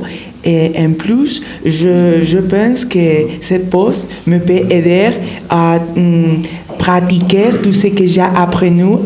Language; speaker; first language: French; non-native, learner; Spanish